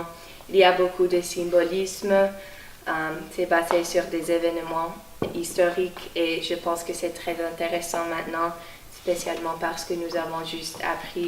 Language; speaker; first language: French; non-native, learner; English